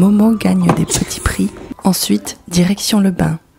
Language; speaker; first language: French; native; French